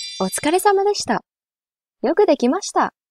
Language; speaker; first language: Japanese; non-native, fluent; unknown